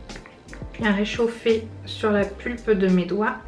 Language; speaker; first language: French; native; French